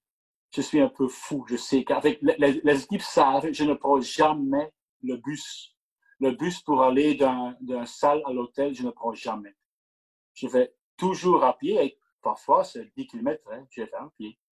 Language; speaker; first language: French; non-native, local second language; Dutch